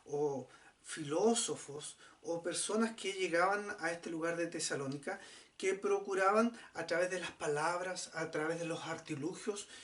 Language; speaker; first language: Spanish; native; Spanish